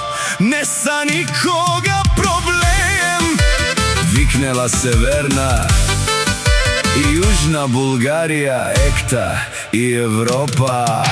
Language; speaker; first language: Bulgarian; non-native, local second language; Romany